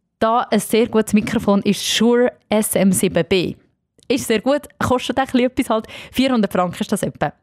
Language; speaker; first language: German; native; German